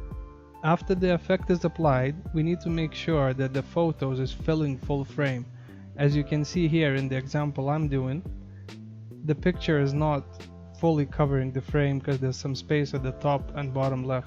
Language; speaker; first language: English; non-native, fluent; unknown